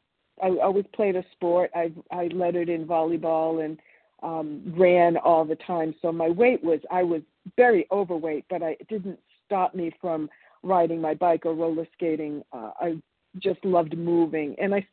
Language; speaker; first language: English; early bilingual, other home language; Italian